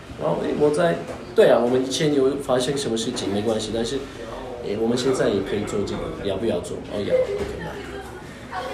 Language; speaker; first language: Chinese; non-native, fluent; Turkish